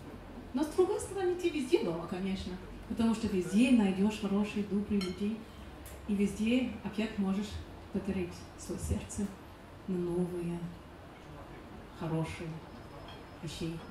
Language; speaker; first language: Russian; non-native, learner; German